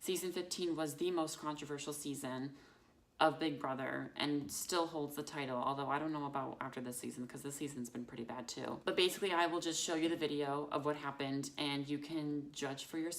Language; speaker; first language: English; native; English